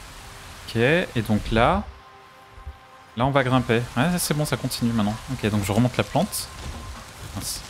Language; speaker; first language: French; native; French